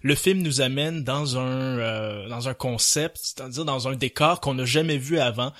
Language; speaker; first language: French; native; French